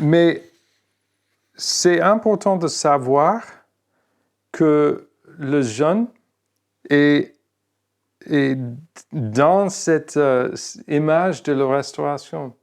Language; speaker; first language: French; non-native, fluent; English